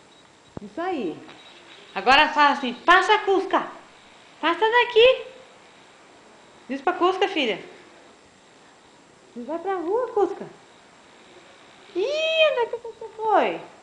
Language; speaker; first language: Portuguese; native; Portuguese